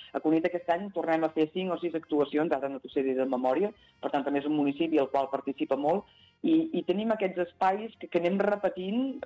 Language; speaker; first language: Catalan; native; Catalan